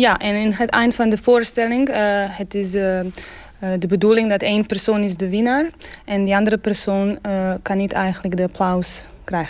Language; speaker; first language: Dutch; non-native, learner; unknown